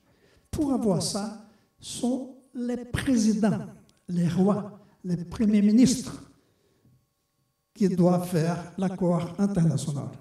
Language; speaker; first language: French; non-native, fluent; Portuguese